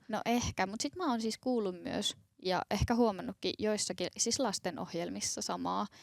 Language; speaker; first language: Finnish; native; Finnish